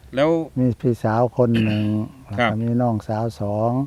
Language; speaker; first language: Thai; native; Thai